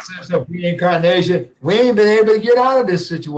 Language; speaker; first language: English; native; English